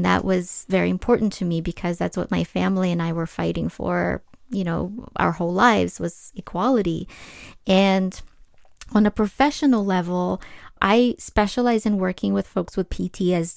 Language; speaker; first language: English; non-native, fluent; Ukrainian